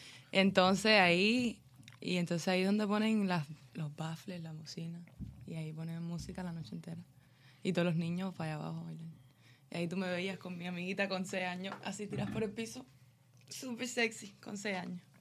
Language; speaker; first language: Spanish; early bilingual, heritage; Spanish